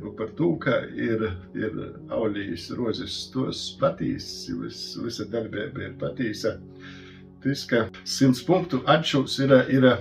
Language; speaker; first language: Latvian; native; Latvian